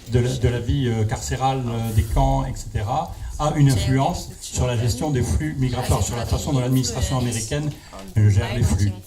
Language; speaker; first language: French; native; French